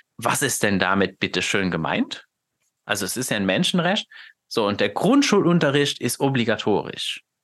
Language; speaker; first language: German; non-native, fluent; Luxembourgish